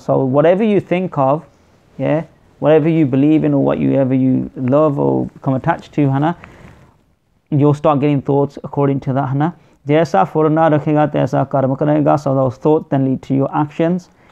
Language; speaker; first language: English; native; English